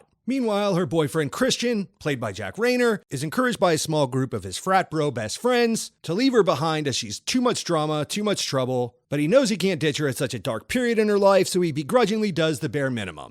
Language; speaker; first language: English; native; English